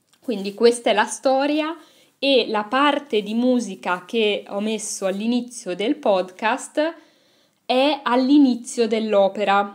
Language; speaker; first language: Italian; native; Italian